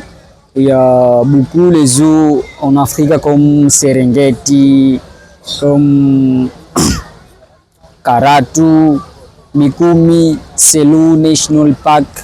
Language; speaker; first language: French; non-native, learner; Swahili